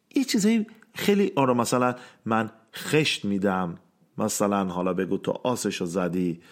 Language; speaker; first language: Persian; early bilingual, heritage; Persian